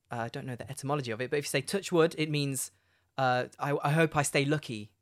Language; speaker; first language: English; native; English